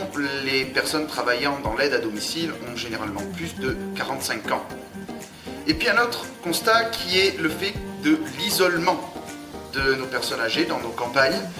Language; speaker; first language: French; native; French